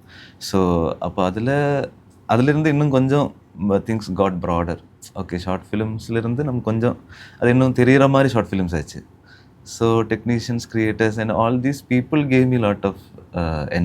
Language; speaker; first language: Tamil; early bilingual, heritage; Tamil